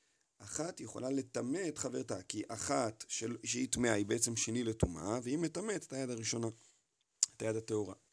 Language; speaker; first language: Hebrew; native; Hebrew